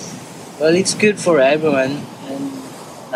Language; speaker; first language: English; non-native, local second language; Surigaonon